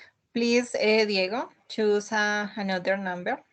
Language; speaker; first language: English; non-native, learner; Spanish